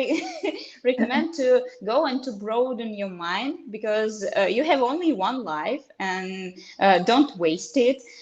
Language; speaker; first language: English; non-native, fluent; Russian